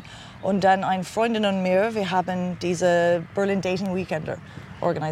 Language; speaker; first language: German; non-native, fluent; English